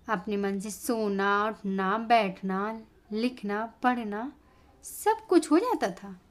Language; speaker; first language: Hindi; native; Hindi